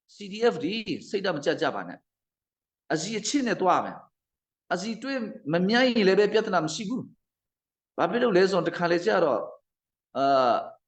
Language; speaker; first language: Burmese; non-native, local second language; Hakha Chin